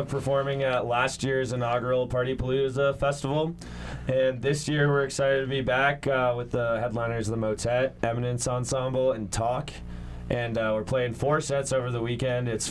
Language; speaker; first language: English; native; English